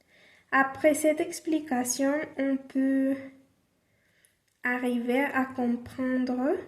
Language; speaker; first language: French; non-native, learner; Spanish